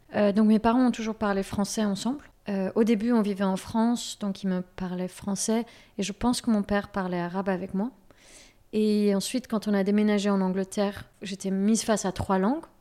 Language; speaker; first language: French; native; French